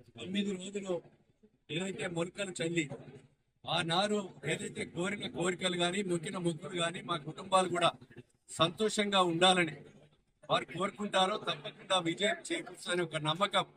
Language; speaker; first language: Telugu; native; Telugu